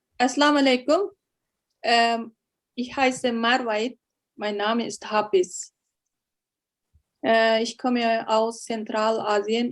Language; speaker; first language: German; non-native, learner; Uyghur